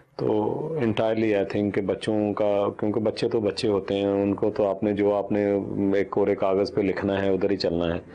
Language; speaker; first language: Urdu; non-native, local second language; Punjabi